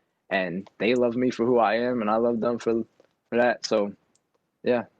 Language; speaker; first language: English; native; English